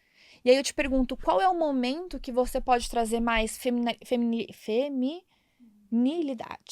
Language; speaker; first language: Portuguese; native; Portuguese